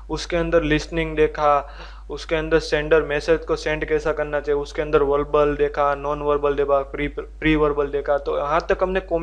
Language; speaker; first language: Hindi; non-native, local second language; Gujarati